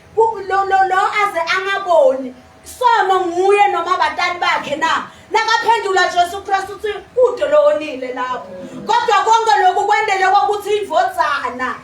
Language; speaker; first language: Zulu; non-native, local second language; Swati